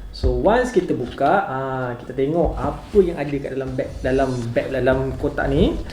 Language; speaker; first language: Malay; native; Malay